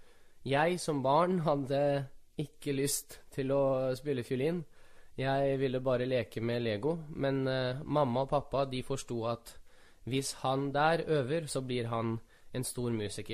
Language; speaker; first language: Norwegian; early bilingual, other home language; Russian